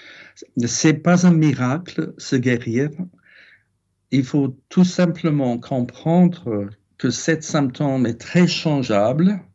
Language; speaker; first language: French; non-native, fluent; English